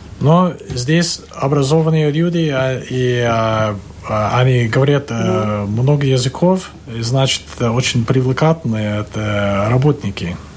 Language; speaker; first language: Russian; non-native, fluent; English